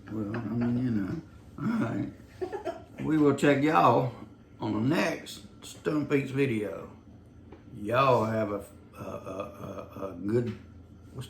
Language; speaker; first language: English; native; English